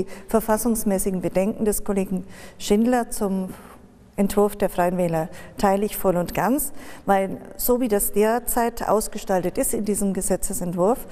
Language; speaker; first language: German; native; German